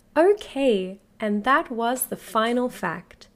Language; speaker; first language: English; native; English